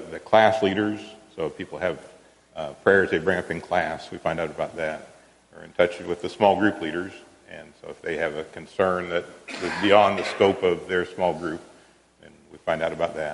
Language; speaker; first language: English; native; English